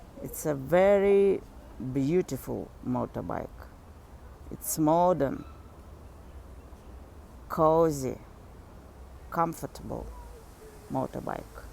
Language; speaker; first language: English; non-native, fluent; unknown